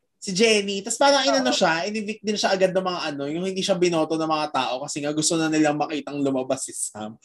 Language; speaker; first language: Filipino; native; Filipino